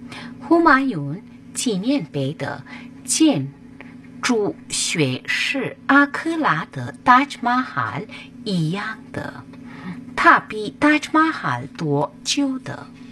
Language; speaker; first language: Chinese; non-native, learner; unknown